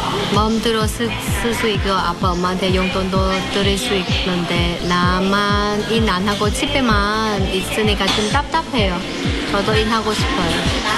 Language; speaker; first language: Korean; non-native, learner; Vietnamese